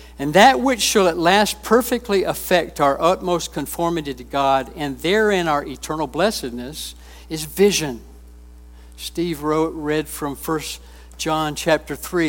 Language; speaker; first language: English; native; English